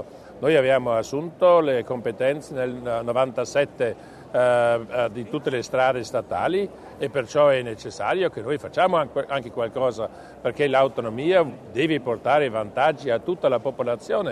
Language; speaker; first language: Italian; non-native, local second language; German